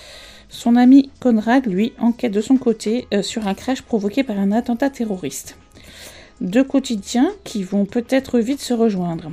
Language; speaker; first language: French; native; French